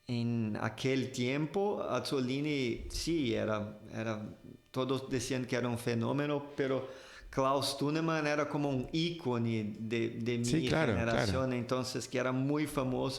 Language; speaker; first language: Spanish; non-native, fluent; Portuguese